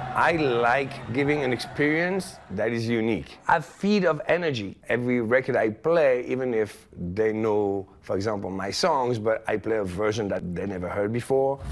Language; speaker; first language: English; non-native, fluent; French